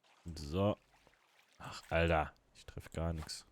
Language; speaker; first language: German; native; German